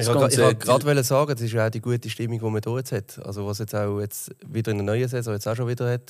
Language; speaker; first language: German; native; German